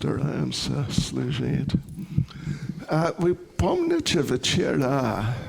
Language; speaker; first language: Russian; non-native, learner; English